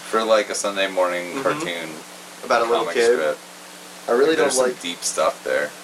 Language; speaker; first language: English; native; English